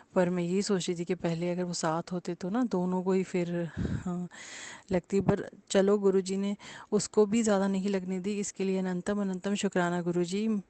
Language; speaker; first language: Hindi; native; Hindi